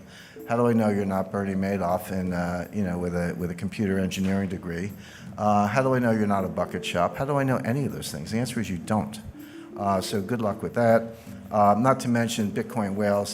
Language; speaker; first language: English; native; English